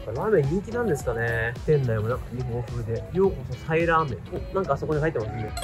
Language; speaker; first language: Japanese; native; Japanese